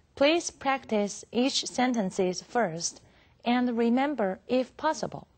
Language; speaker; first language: English; non-native, fluent; Chinese